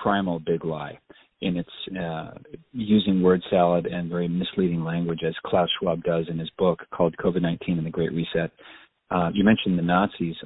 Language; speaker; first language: English; native; English